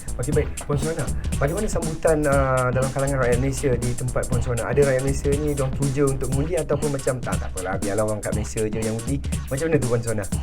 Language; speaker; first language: Malay; native; Malay